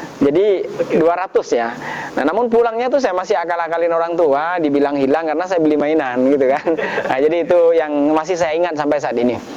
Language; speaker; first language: Indonesian; non-native, local second language; Madurese